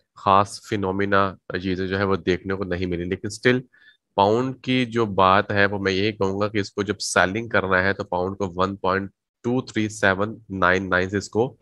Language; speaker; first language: Urdu; native; Urdu